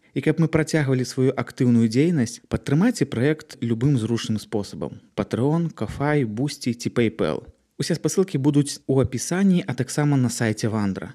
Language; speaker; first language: Belarusian; native; Belarusian